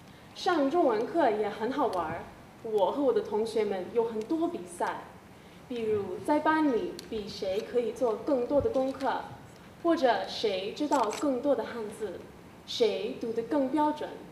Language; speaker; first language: Chinese; non-native, learner; English